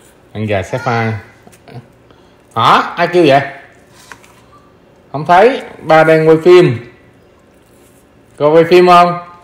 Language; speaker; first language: Vietnamese; native; Vietnamese